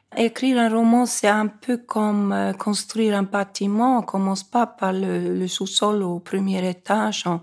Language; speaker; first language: French; non-native, fluent; Icelandic